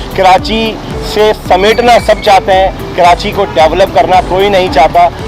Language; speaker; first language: Urdu; native; Urdu